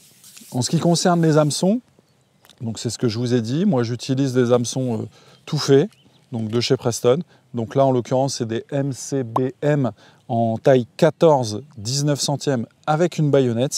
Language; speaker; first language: French; native; French